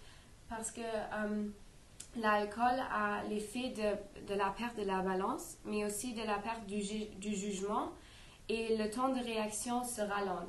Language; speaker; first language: French; non-native, learner; English